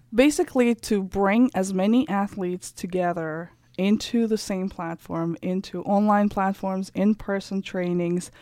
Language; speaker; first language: English; non-native, fluent; Kazakh